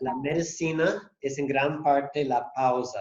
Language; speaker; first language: Spanish; non-native, fluent; English